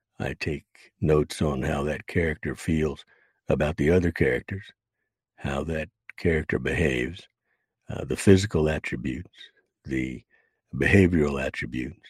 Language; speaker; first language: English; native; English